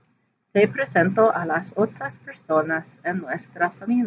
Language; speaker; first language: Spanish; non-native, fluent; English